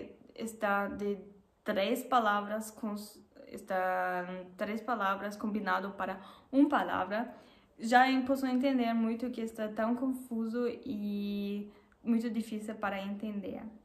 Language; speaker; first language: Portuguese; non-native, learner; German